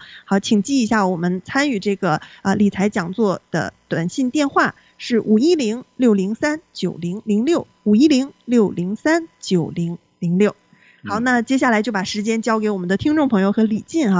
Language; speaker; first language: Chinese; native; Chinese